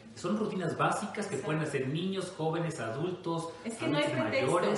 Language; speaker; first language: Spanish; native; Spanish